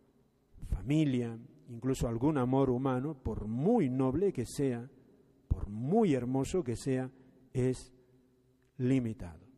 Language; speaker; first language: Spanish; native; Spanish